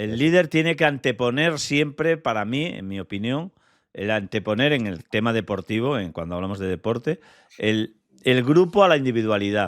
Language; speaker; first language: Spanish; native; Spanish